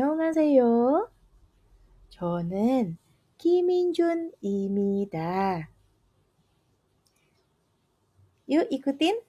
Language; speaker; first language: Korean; non-native, fluent; Indonesian